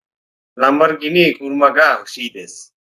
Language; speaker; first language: Japanese; non-native, learner; Bangla